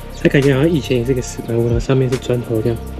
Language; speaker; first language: Chinese; native; Chinese